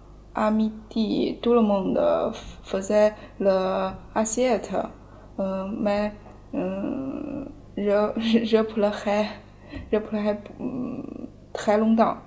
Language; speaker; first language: French; non-native, learner; Chinese